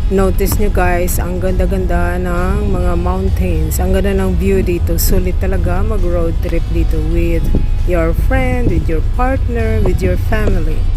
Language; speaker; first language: Filipino; non-native, local second language; Hiligaynon